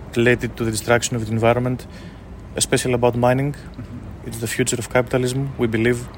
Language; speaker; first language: English; non-native, fluent; Greek